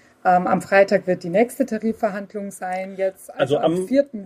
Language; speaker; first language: German; native; German